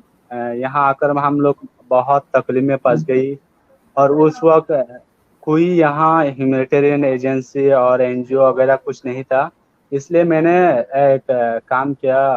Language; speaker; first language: Hindi; non-native, learner; Rohingya